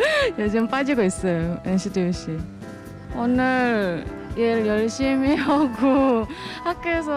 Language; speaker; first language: Korean; non-native, learner; Indonesian